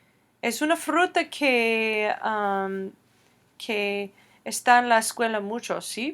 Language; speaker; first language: Spanish; non-native, fluent; English